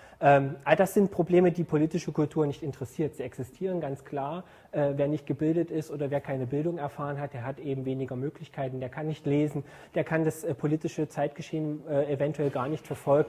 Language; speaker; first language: German; native; German